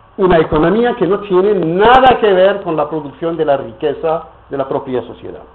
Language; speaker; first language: Spanish; non-native, fluent; French